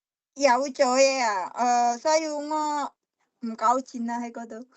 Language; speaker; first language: Cantonese; non-native, learner; Indonesian